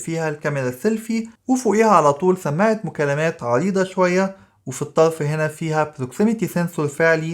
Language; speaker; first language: Arabic; native; Arabic